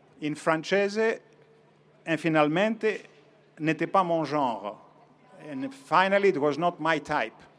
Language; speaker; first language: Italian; non-native, learner; Greek